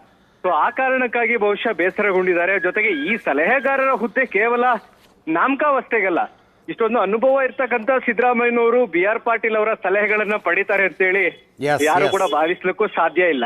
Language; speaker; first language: Kannada; native; Kannada